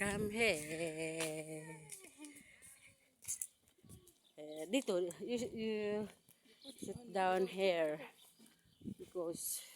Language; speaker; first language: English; non-native, learner; Filipino